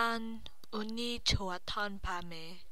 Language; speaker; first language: Korean; non-native, learner; English